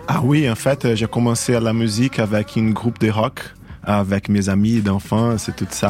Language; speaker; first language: French; non-native, fluent; Portuguese